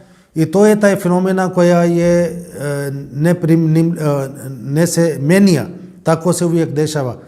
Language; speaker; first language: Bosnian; non-native, learner; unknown